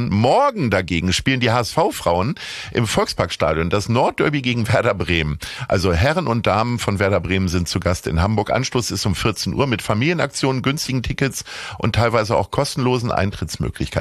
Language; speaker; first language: German; native; German